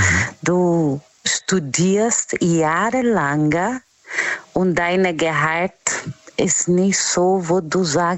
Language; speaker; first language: German; non-native, learner; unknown